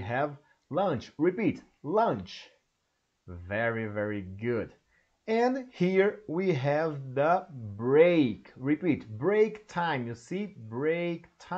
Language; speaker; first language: English; non-native, learner; Portuguese